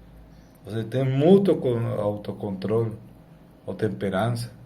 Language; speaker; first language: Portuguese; non-native, learner; Spanish